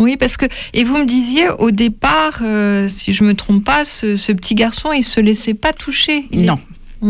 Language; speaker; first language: French; native; French